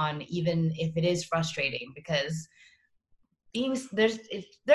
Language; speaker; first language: English; native; English